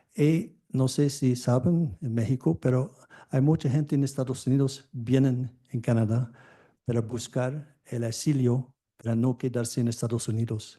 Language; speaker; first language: Spanish; non-native, fluent; French